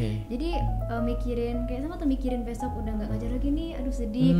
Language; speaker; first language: Indonesian; native; Indonesian